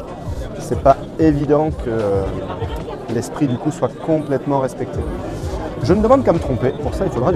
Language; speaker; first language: French; native; French